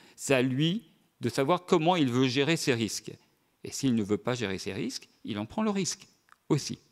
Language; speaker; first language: French; native; French